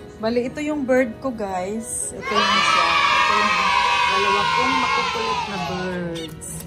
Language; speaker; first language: Filipino; non-native, local second language; Cebuano